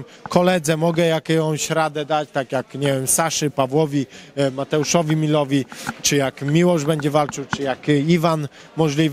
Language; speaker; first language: Polish; native; Polish